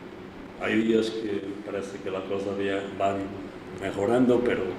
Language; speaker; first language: Spanish; non-native, fluent; Portuguese